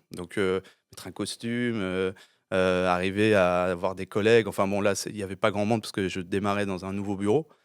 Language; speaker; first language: French; early bilingual, other home language; English